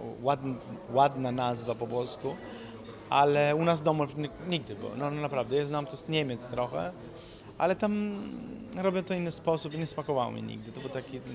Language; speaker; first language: Polish; non-native, fluent; Italian